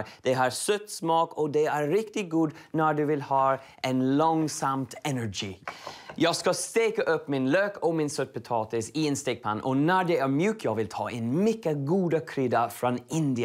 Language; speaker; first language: Swedish; non-native, learner; English